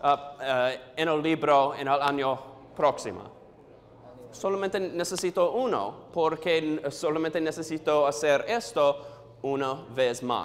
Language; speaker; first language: Spanish; non-native, learner; English